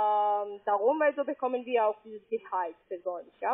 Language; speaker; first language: German; non-native, learner; Spanish